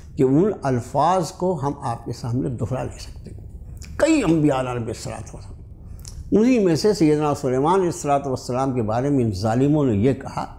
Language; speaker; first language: Urdu; native; Urdu